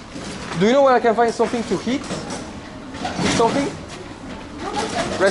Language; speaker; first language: English; non-native, learner; French